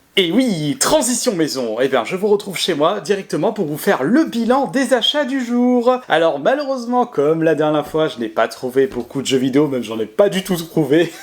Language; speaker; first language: French; native; French